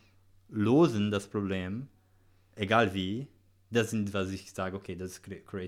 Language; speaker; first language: German; non-native, learner; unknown